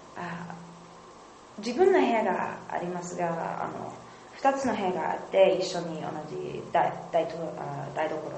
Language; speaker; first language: Japanese; non-native, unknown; English